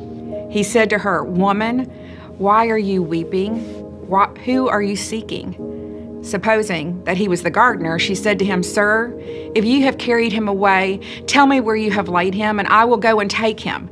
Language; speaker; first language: English; native; English